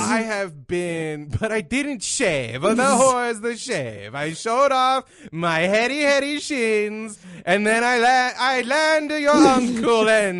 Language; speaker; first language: English; native; English